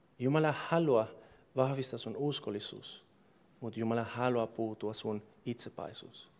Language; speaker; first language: Finnish; non-native, fluent; English